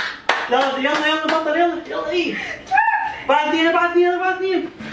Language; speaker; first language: Arabic; native; Arabic